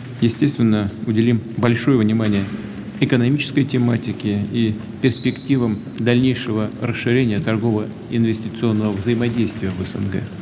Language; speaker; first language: Russian; native; Russian